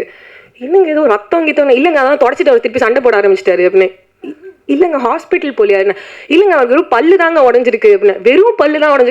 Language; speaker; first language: Tamil; native; Tamil